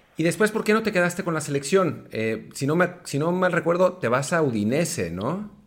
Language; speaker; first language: Spanish; native; Spanish